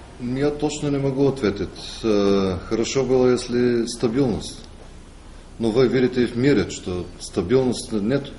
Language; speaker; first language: Russian; non-native, fluent; Bulgarian